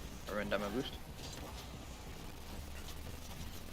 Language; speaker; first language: Welsh; non-native, local second language; English